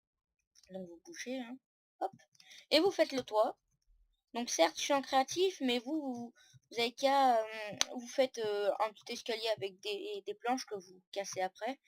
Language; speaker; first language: French; native; French